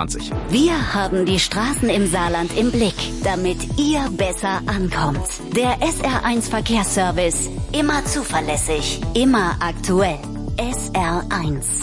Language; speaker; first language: German; native; German